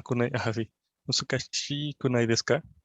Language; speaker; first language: Japanese; non-native, learner; Spanish